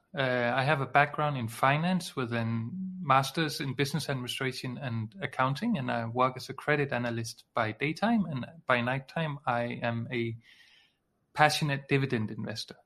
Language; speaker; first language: English; non-native, fluent; Danish